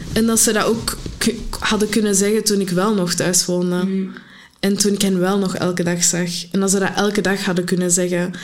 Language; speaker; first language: Dutch; early bilingual, other home language; Arabic